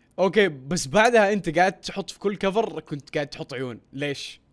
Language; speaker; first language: Arabic; native; Arabic